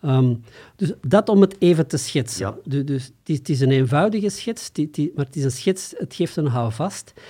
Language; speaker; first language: Dutch; native; Dutch